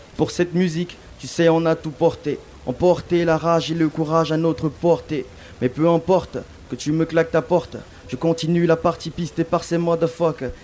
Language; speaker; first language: French; early bilingual, other home language; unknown